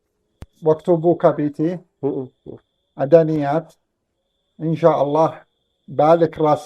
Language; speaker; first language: Indonesian; non-native, learner; Arabic